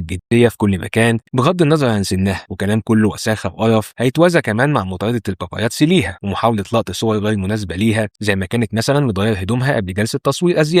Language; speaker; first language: Arabic; native; Arabic